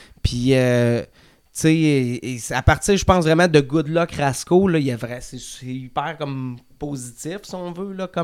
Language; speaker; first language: French; native; French